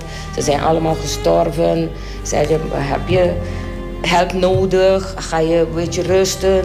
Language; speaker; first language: Dutch; non-native, local second language; Papiamento